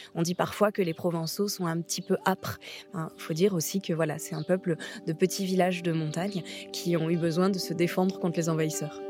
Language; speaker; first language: French; native; French